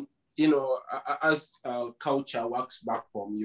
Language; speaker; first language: English; non-native, local second language; Ganda